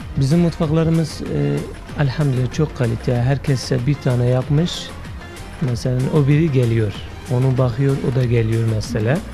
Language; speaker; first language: Turkish; non-native, learner; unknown